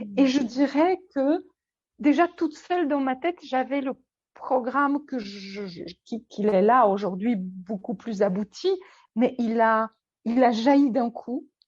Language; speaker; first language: French; non-native, fluent; Polish